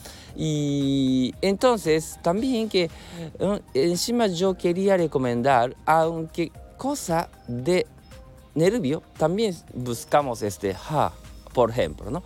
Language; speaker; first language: Spanish; non-native, learner; Japanese